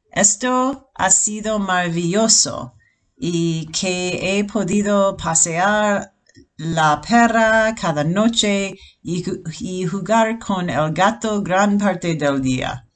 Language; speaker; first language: Spanish; non-native, fluent; English